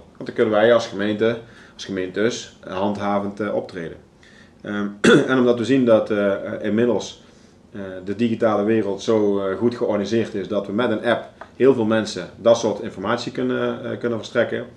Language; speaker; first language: Dutch; native; Dutch